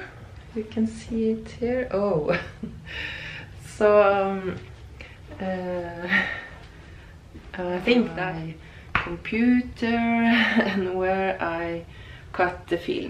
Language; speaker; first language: English; non-native, learner; Norwegian